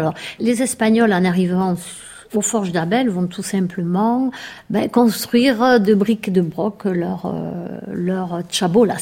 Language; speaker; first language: French; native; French